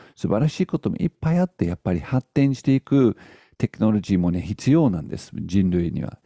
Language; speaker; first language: Japanese; native; Japanese